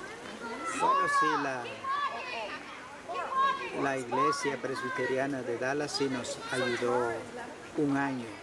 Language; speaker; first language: Spanish; non-native, local second language; Kʼicheʼ